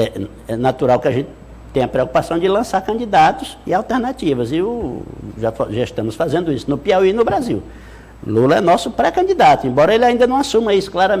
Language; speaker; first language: Portuguese; native; Portuguese